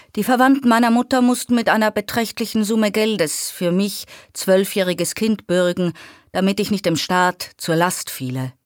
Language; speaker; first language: German; native; German